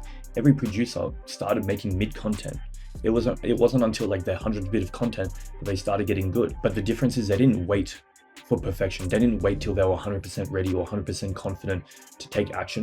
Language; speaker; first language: English; native; English